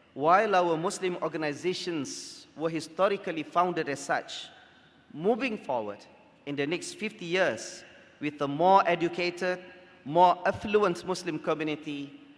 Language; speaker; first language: English; non-native, local second language; Malay